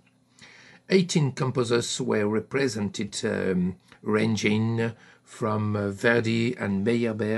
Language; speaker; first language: English; non-native, fluent; French